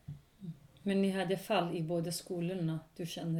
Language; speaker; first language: Swedish; non-native, local second language; Kurdish